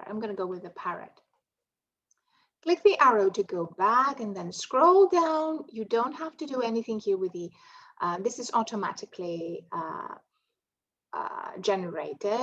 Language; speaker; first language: English; non-native, fluent; Greek